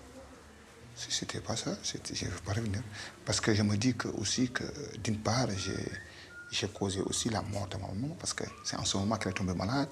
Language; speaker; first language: French; non-native, local second language; Fula